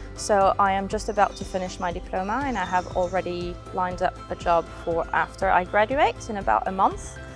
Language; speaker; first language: English; non-native, fluent; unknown